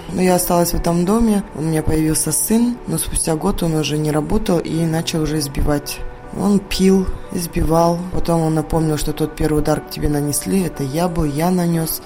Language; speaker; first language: Russian; non-native, local second language; Kazakh